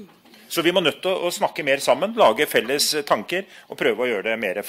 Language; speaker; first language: Norwegian; native; Norwegian